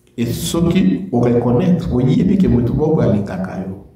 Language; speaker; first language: French; non-native, local second language; Lingala